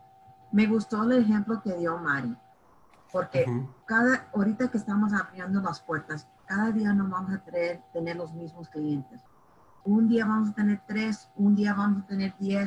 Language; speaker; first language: Spanish; early bilingual, heritage; Spanish